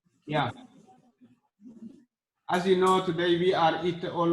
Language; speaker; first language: English; non-native, learner; Arabic